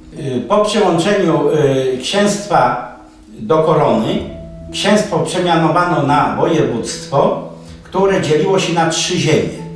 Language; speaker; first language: Polish; native; Polish